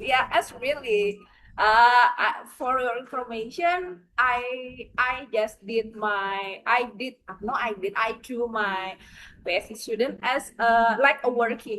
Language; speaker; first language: English; non-native, fluent; Indonesian